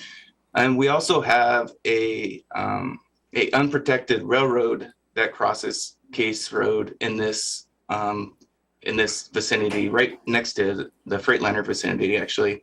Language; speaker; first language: English; native; English